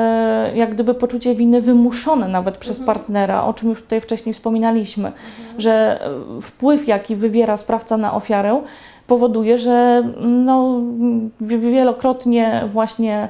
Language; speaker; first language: Polish; native; Polish